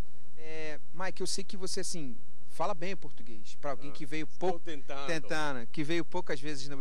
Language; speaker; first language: Portuguese; native; Portuguese